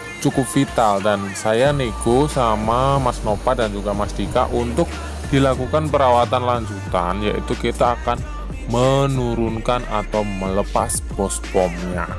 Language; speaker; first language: Indonesian; non-native, local second language; Javanese